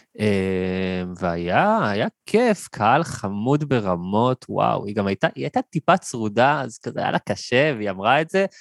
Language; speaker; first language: Hebrew; native; Hebrew